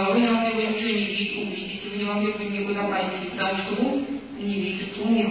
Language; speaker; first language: Russian; native; Russian